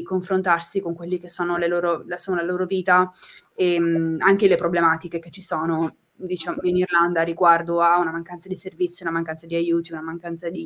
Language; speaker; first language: Italian; native; Italian